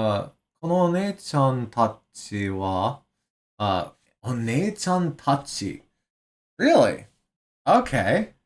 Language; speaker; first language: Japanese; non-native, learner; English